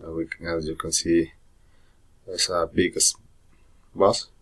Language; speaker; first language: English; non-native, learner; Spanish